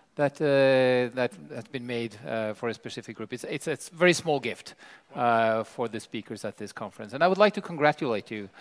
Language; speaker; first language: English; non-native, fluent; Norwegian